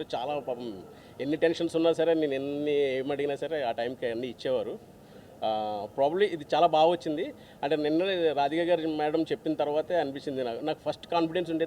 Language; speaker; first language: Telugu; native; Telugu